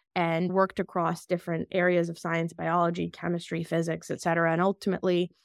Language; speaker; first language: English; early bilingual, other home language; Russian